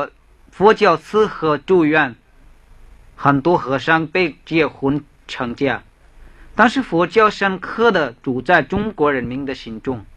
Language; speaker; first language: Chinese; non-native, fluent; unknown